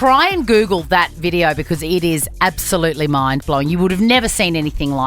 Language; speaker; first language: English; native; English